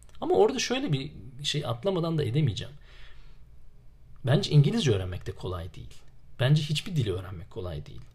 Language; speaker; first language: Turkish; native; Turkish